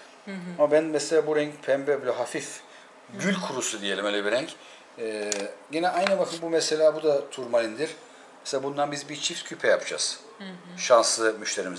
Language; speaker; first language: Turkish; native; Turkish